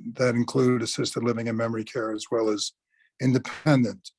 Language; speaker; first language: English; native; English